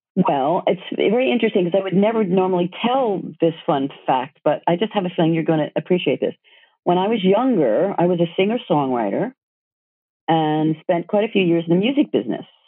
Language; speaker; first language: English; native; English